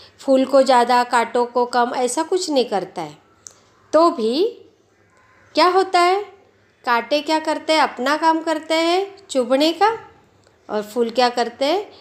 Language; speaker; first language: Hindi; non-native, local second language; Marathi